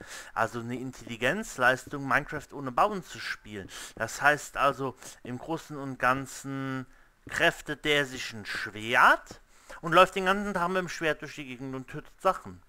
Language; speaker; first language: German; native; German